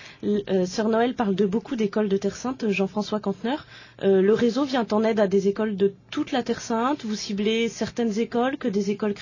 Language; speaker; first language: French; native; French